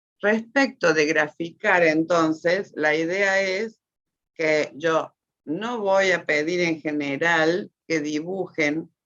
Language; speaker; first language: Spanish; native; Spanish